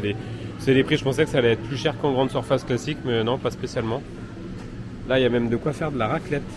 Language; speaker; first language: French; native; French